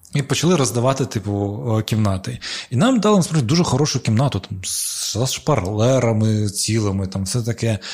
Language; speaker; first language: Ukrainian; non-native, local second language; Russian